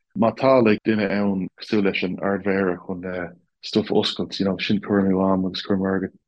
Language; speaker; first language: Irish; non-native, local second language; English